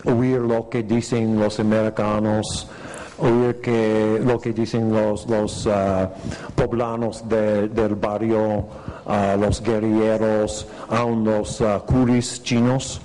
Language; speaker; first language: Spanish; non-native, fluent; English